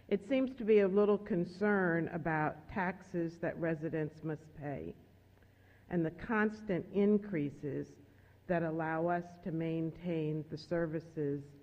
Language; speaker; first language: English; native; English